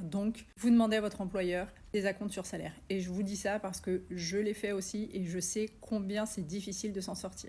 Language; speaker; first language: French; native; French